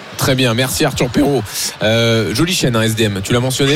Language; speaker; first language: French; native; French